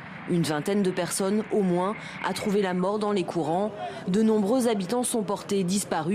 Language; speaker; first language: French; native; French